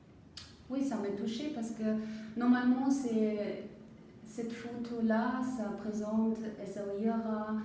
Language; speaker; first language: French; non-native, fluent; German